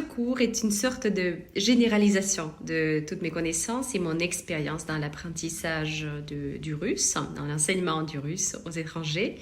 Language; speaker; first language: French; non-native, fluent; Russian